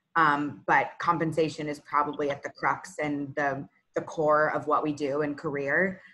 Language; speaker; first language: English; native; English